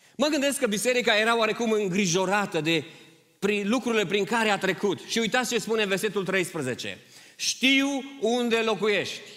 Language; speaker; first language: Romanian; early bilingual, heritage; Romanian